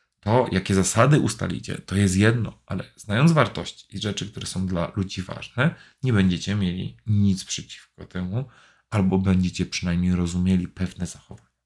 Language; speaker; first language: Polish; native; Polish